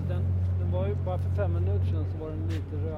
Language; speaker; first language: Swedish; native; Swedish